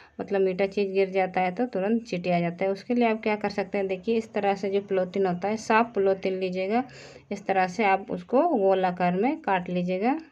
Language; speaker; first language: Hindi; native; Hindi